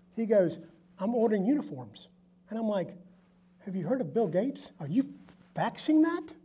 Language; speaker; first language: English; early bilingual, other home language; Spanish